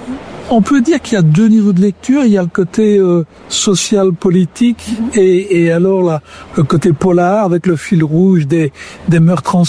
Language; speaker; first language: French; native; French